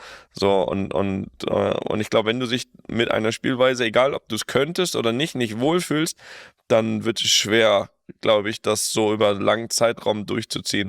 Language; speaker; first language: German; native; German